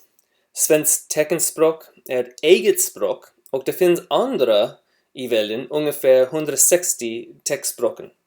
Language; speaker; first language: Swedish; non-native, learner; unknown